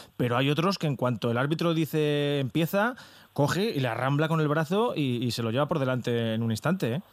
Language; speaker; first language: Spanish; native; Spanish